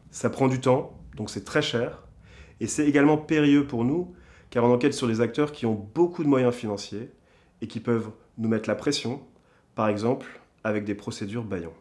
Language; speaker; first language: French; native; French